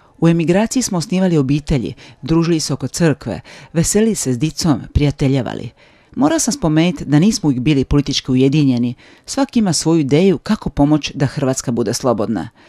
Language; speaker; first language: Croatian; native; Croatian